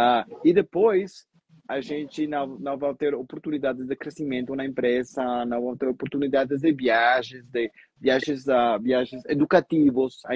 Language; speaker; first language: Portuguese; non-native, fluent; Spanish